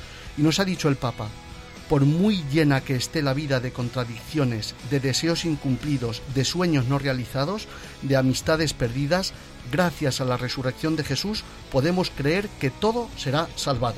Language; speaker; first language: Spanish; native; Spanish